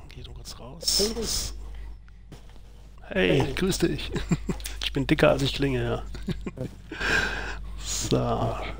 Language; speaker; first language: German; native; German